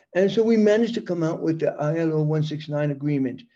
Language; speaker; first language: English; early bilingual, other home language; German